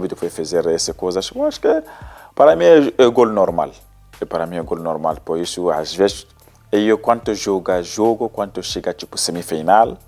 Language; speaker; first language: Portuguese; non-native, learner; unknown